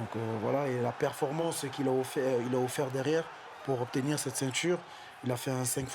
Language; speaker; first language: French; native; French